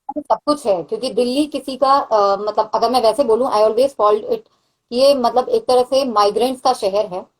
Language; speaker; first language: Hindi; non-native, local second language; Maithili